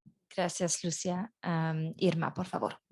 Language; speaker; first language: Spanish; non-native, fluent; French